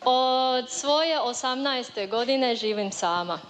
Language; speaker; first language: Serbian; non-native, learner; Chinese